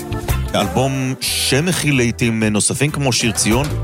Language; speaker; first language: Hebrew; native; Hebrew